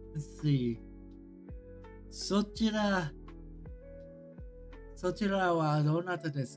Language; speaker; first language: Japanese; non-native, learner; English